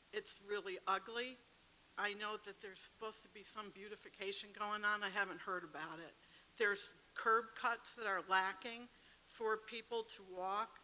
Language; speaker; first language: English; native; English